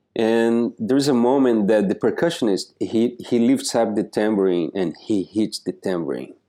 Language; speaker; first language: English; non-native, fluent; Portuguese